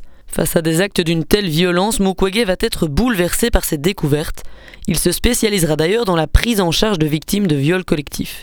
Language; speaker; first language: French; native; French